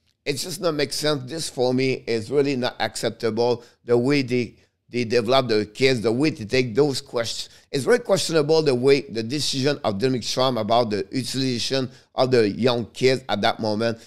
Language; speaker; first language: English; non-native, fluent; French